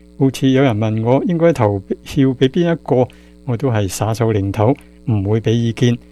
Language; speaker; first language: Chinese; non-native, local second language; Cantonese